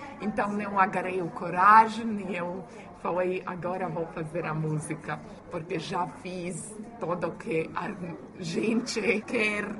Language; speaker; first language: Portuguese; non-native, fluent; Croatian